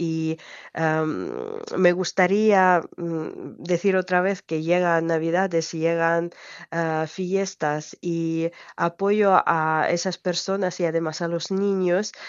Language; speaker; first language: Spanish; non-native, fluent; Ukrainian